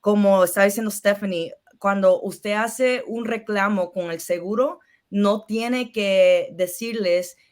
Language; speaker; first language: Spanish; early bilingual, heritage; Spanish